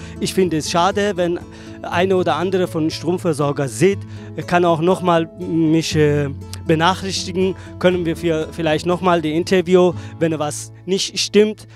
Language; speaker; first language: German; non-native, learner; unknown